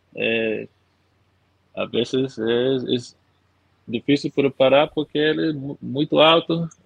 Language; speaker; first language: Portuguese; non-native, learner; English